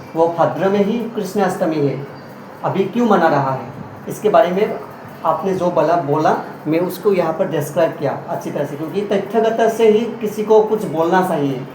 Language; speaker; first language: Hindi; non-native, local second language; Assamese